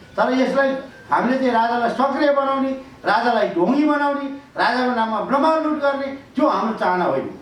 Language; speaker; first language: Nepali; native; Nepali